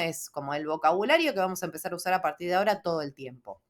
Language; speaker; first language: Spanish; native; Spanish